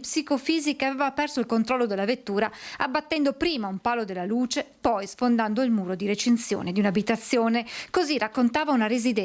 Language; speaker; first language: Italian; native; Italian